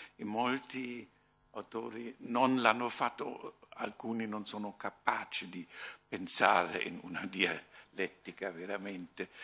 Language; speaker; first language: Italian; non-native, fluent; German